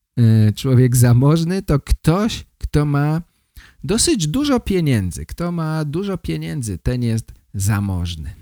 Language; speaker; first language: Polish; native; Polish